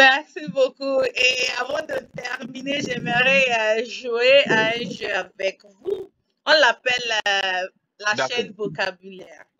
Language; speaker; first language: French; non-native, fluent; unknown